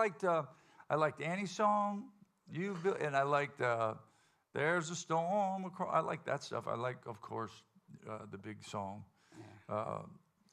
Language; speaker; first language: English; native; English